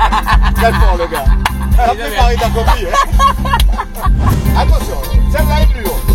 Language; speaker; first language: French; native; French